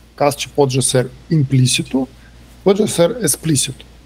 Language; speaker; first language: Portuguese; non-native, fluent; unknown